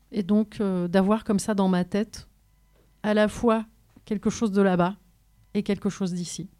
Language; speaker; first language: French; early bilingual, other home language; Kabyle